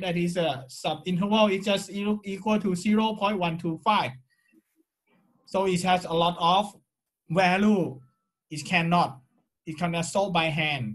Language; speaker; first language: English; non-native, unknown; Thai